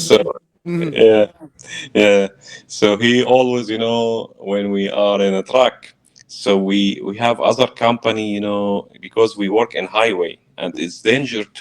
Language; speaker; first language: English; non-native, learner; Arabic